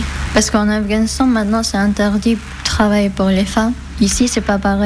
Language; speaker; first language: French; non-native, learner; Persian